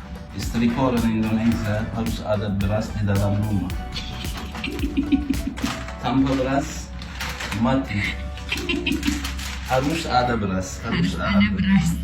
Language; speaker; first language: Indonesian; non-native, learner; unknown